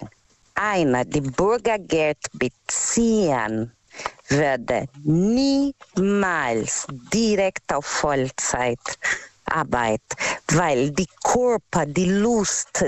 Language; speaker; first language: German; non-native, learner; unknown